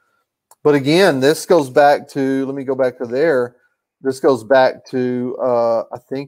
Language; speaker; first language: English; native; English